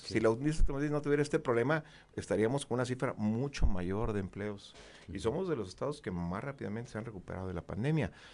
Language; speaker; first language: Spanish; native; Spanish